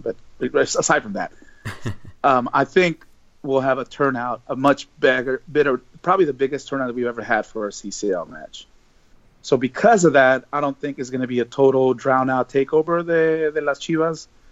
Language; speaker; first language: English; early bilingual, other home language; Spanish